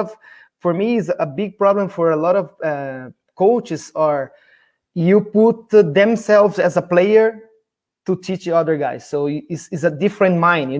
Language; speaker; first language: English; non-native, fluent; Portuguese